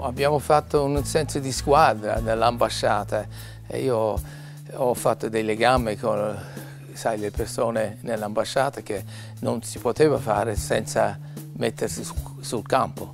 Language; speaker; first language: Italian; non-native, learner; English